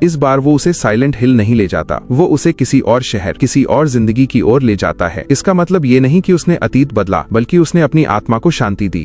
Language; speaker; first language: Hindi; native; Hindi